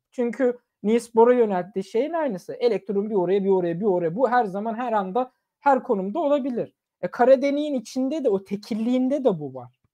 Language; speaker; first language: Turkish; early bilingual, other home language; German